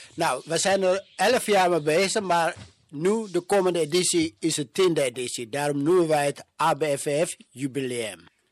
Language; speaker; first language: Dutch; non-native, fluent; Amharic